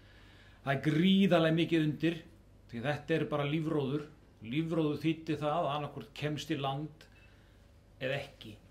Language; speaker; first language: Icelandic; native; Icelandic